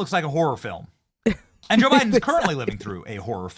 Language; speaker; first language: English; native; English